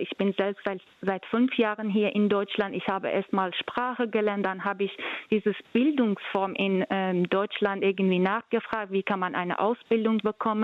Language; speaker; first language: German; non-native, fluent; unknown